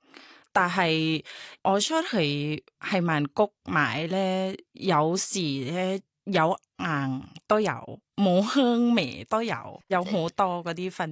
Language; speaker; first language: Cantonese; non-native, learner; Thai